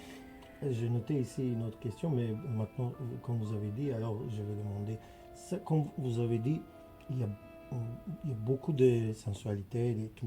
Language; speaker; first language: French; non-native, fluent; Armenian